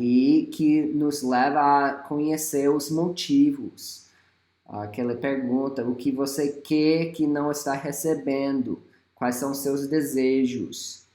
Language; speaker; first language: Portuguese; non-native, fluent; English